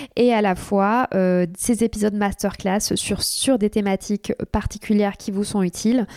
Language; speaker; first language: French; native; French